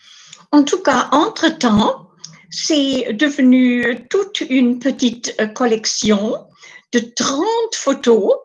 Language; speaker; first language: French; non-native, fluent; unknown